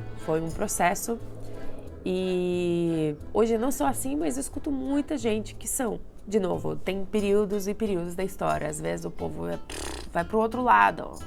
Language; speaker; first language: Portuguese; non-native, fluent; Russian